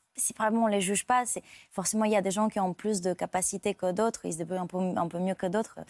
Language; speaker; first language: French; non-native, fluent; Bulgarian